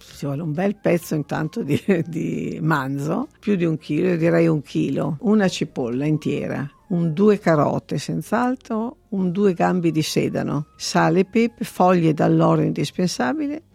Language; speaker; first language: Italian; native; Italian